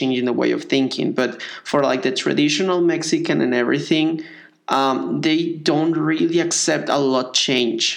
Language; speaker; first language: English; non-native, fluent; Spanish